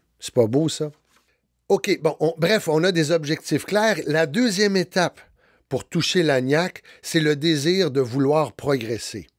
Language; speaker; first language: French; native; French